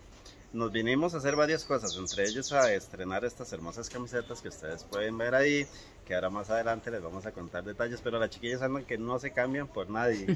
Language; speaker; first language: Spanish; native; Spanish